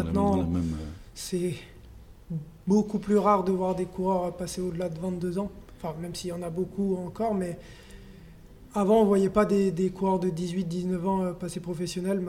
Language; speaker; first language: French; native; French